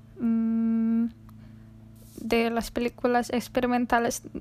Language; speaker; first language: Spanish; non-native, fluent; Polish